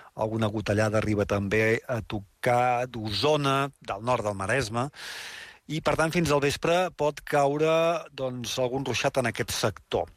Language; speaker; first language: Catalan; native; Catalan